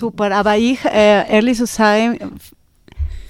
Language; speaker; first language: German; non-native, fluent; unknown